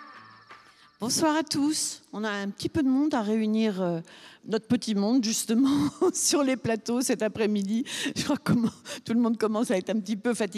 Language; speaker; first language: French; native; French